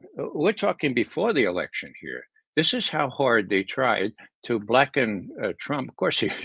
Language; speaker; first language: English; native; English